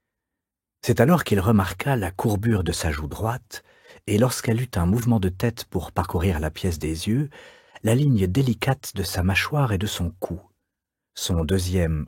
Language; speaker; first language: French; native; French